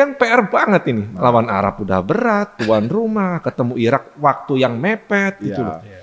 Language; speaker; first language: Indonesian; native; Indonesian